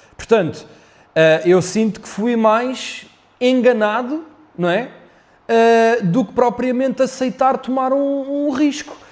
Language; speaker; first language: Portuguese; native; Portuguese